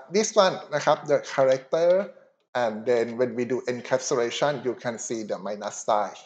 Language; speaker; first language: English; non-native, fluent; Thai